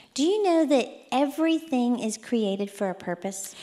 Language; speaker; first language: English; native; English